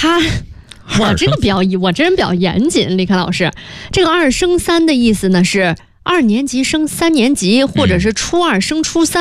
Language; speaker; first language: Chinese; native; Chinese